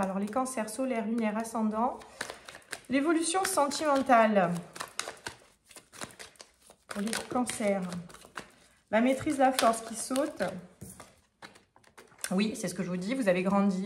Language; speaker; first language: French; native; French